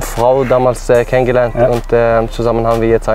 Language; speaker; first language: German; non-native, fluent; Swedish